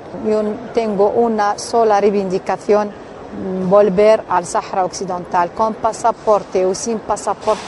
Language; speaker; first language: Spanish; non-native, fluent; Arabic